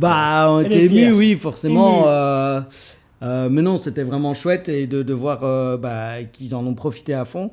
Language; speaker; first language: French; native; French